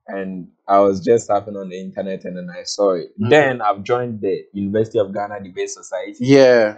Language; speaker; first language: English; non-native, local second language; Akan